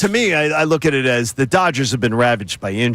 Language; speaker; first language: English; native; English